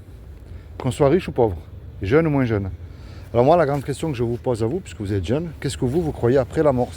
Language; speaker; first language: French; native; French